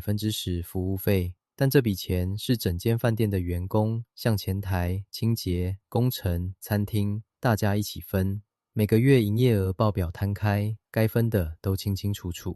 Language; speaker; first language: Chinese; native; Chinese